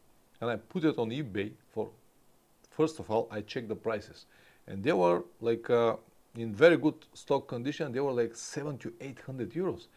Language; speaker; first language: English; non-native, fluent; Bulgarian